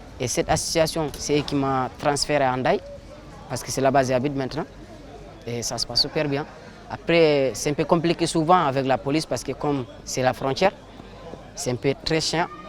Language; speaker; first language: French; non-native, learner; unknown